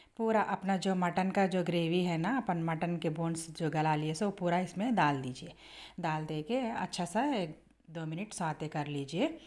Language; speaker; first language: Hindi; native; Hindi